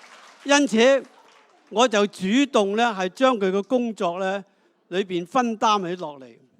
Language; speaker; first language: Cantonese; native; Cantonese